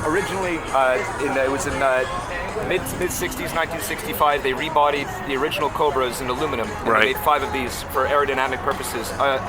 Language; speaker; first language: English; native; English